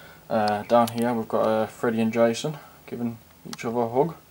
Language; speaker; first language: English; native; English